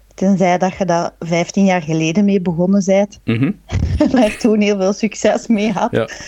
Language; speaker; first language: Dutch; native; Dutch